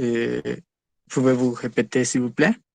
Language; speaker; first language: French; non-native, learner; Spanish